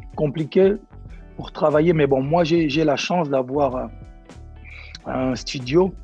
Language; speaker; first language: French; non-native, local second language; Lingala